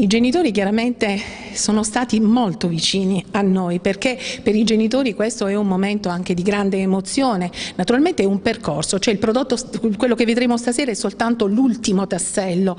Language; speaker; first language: Italian; native; Italian